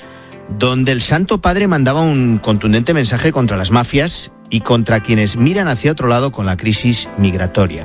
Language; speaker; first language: Spanish; native; Spanish